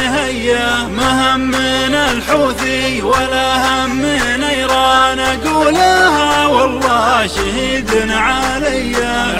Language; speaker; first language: Arabic; native; Arabic